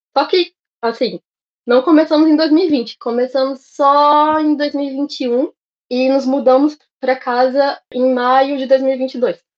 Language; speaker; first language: Portuguese; native; Portuguese